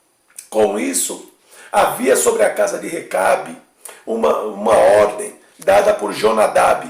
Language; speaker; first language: Portuguese; native; Portuguese